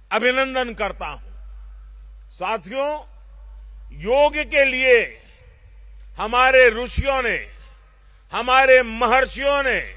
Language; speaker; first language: Hindi; non-native, local second language; Gujarati